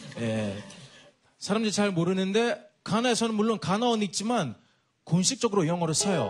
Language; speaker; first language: Korean; non-native, fluent; English